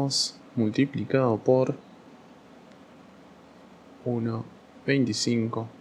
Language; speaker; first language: Spanish; native; Spanish